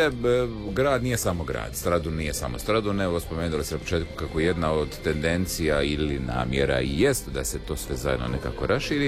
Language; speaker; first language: Serbian; native; Serbian